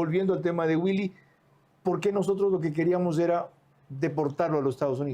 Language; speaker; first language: Spanish; native; Spanish